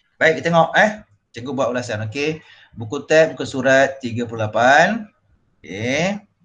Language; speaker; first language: Malay; native; Malay